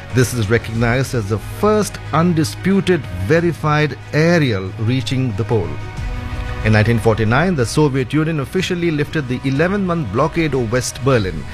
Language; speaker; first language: English; early bilingual, other home language; Hindi